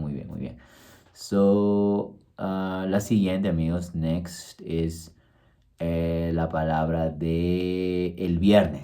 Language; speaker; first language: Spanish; early bilingual, heritage; Spanish